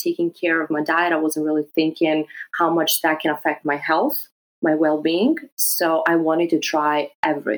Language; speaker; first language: English; non-native, fluent; Greek